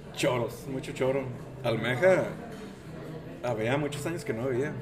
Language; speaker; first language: Spanish; native; Spanish